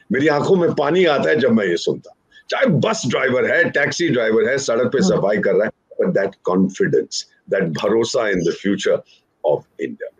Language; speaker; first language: Hindi; native; Hindi